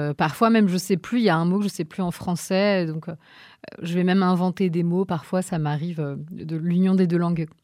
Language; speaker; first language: French; native; French